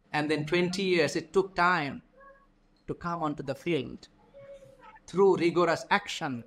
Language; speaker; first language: English; non-native, local second language; Bangla